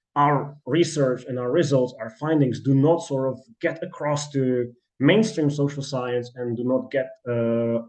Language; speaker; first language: English; non-native, fluent; Czech